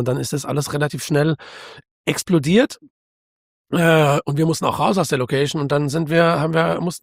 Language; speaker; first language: German; native; German